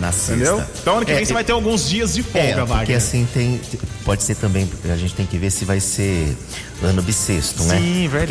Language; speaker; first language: Portuguese; native; Portuguese